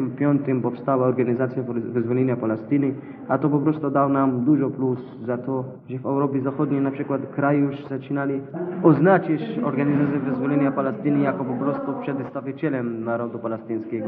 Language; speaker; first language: Polish; non-native, learner; Arabic